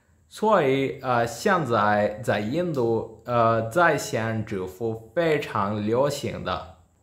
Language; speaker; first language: Chinese; non-native, learner; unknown